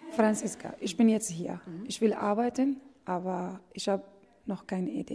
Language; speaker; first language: German; non-native, fluent; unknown